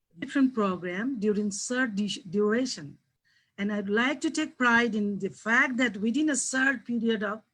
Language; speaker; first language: English; non-native, local second language; Nepali